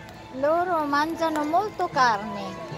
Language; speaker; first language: Italian; non-native, fluent; Filipino